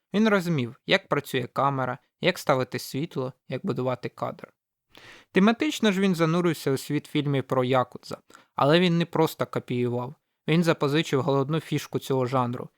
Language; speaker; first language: Ukrainian; native; Ukrainian